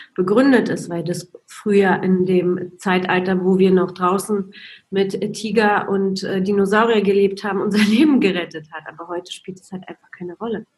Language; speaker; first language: German; non-native, fluent; Polish